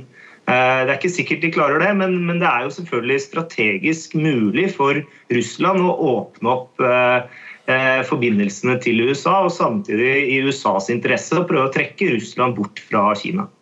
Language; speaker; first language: Norwegian; native; Norwegian